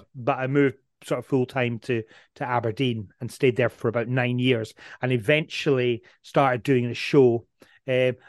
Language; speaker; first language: English; native; English